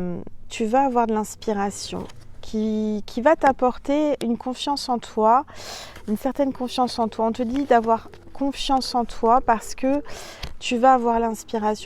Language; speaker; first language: French; native; French